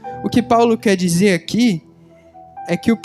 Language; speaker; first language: Portuguese; native; Portuguese